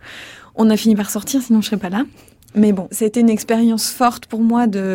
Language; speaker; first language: French; native; French